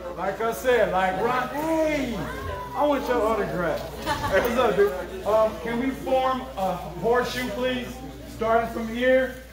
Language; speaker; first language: English; native; English